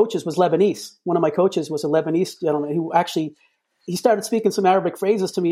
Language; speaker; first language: English; native; English